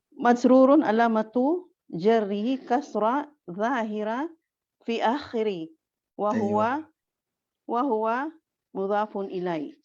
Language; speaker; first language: Arabic; non-native, learner; Filipino